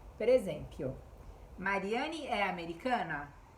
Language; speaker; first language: Italian; non-native, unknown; Portuguese